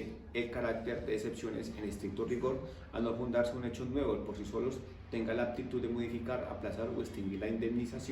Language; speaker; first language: Spanish; native; Spanish